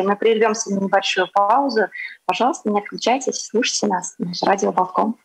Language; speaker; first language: Russian; native; Russian